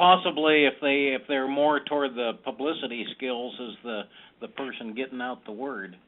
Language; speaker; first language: English; native; English